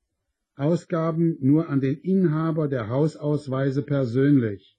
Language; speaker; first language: German; native; German